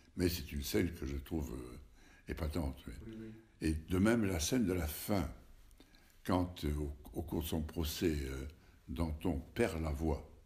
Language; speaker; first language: French; native; French